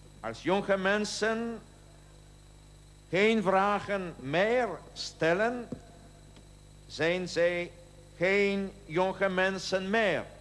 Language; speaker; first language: Dutch; non-native, learner; Polish